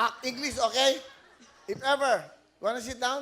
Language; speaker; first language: English; non-native, local second language; Filipino